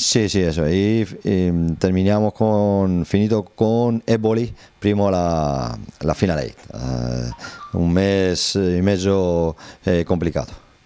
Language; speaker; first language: Italian; non-native, learner; Spanish